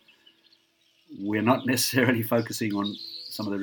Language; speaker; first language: English; native; English